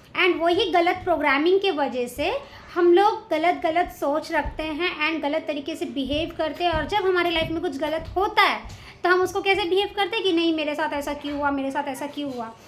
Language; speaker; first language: Hindi; native; Hindi